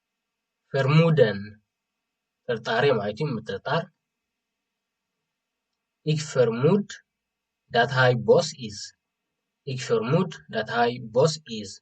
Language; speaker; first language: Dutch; non-native, fluent; Tigrinya